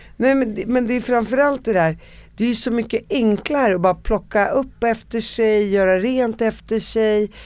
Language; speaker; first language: Swedish; early bilingual, other home language; Arabic